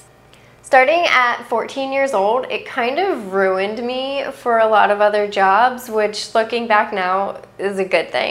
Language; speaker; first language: English; native; English